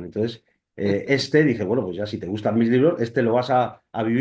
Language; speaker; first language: Spanish; native; Spanish